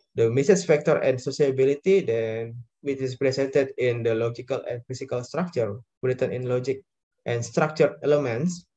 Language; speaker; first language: English; non-native, learner; Indonesian